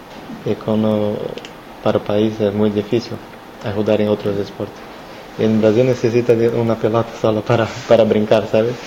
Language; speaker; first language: Portuguese; non-native, learner; Spanish